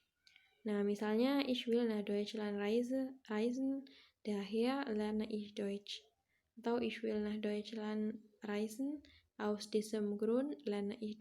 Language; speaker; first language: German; non-native, learner; Indonesian